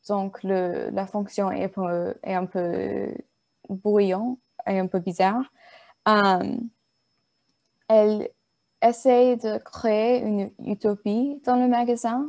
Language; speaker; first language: French; non-native, learner; English